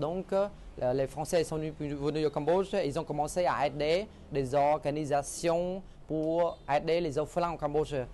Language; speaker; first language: French; non-native, fluent; Khmer